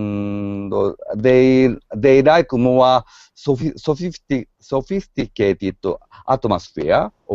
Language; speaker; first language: English; non-native, learner; Japanese